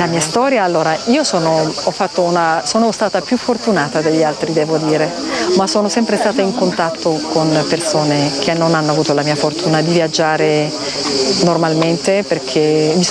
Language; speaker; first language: Italian; non-native, fluent; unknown